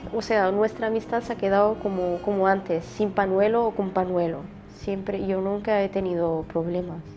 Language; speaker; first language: Spanish; non-native, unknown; Riffian